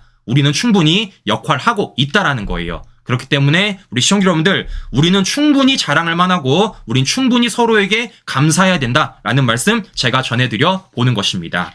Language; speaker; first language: Korean; native; Korean